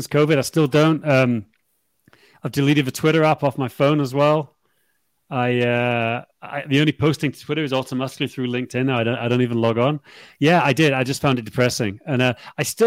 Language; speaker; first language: English; native; English